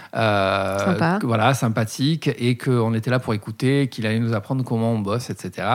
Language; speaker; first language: French; native; French